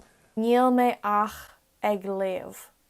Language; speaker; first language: Irish; non-native, learner; English